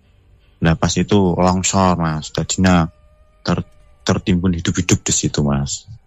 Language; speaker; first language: Indonesian; non-native, local second language; Javanese